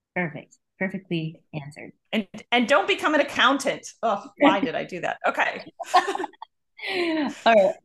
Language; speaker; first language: English; native; English